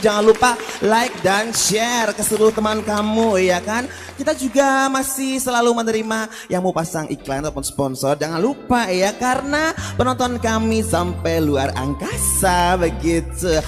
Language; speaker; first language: Indonesian; native; Indonesian